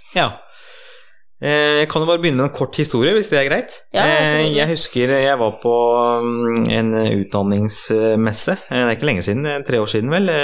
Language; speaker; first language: Norwegian; early bilingual, other home language; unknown